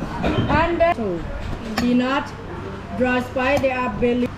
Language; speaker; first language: English; non-native, fluent; Thai